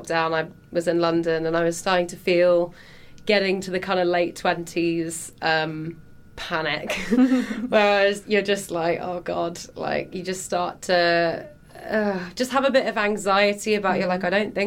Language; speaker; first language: English; native; English